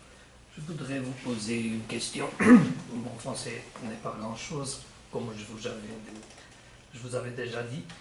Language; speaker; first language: French; non-native, learner; Portuguese